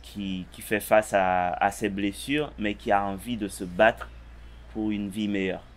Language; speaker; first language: French; native; French